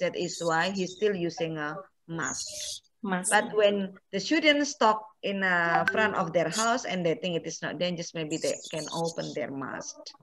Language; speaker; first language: English; non-native, fluent; Indonesian